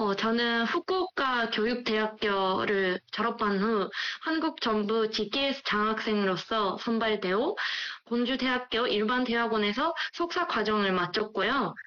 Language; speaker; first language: Korean; non-native, fluent; Japanese